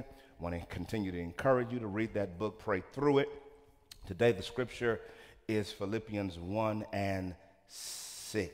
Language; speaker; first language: English; native; English